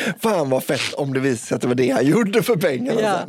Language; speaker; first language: Swedish; native; Swedish